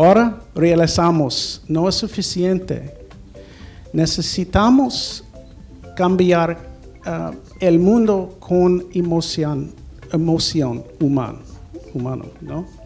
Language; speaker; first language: Spanish; non-native, learner; English